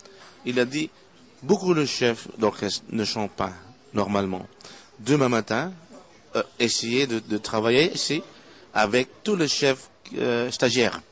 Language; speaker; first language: French; non-native, fluent; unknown